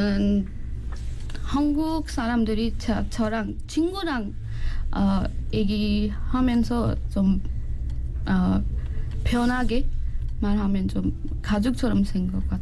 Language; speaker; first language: Korean; non-native, learner; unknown